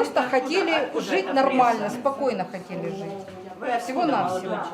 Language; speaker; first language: Russian; native; Russian